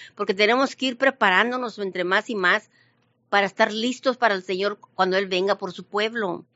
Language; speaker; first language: Spanish; early bilingual, heritage; Spanish